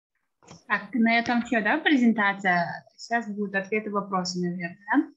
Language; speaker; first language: Russian; native; Russian